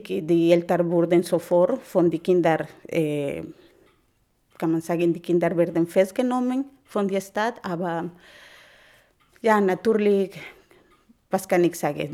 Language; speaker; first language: German; non-native, learner; Spanish